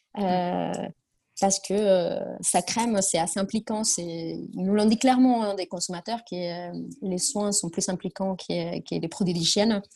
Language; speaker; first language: French; non-native, fluent; Spanish